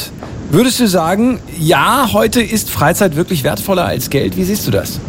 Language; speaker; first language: German; native; German